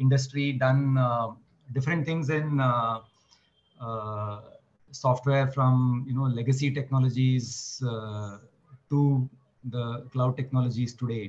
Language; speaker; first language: English; non-native, local second language; Marathi